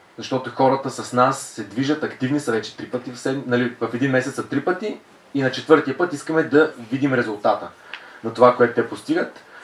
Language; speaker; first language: Bulgarian; native; Bulgarian